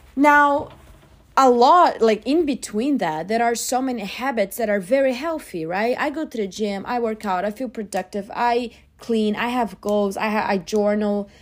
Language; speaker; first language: English; non-native, fluent; Portuguese